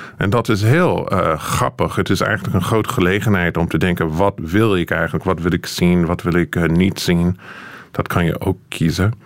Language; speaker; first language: Dutch; non-native, fluent; English